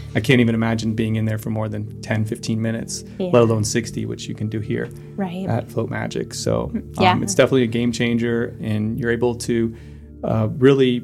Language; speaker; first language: English; native; English